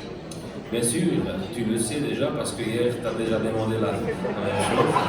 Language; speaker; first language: French; non-native, local second language; German